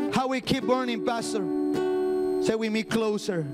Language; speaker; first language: English; non-native, fluent; Spanish